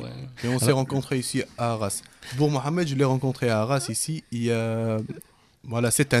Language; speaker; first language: French; non-native, fluent; Arabic